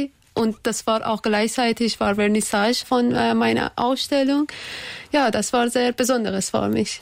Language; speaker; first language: German; non-native, learner; Persian